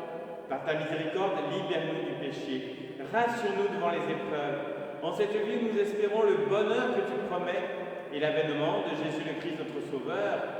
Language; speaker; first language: French; native; French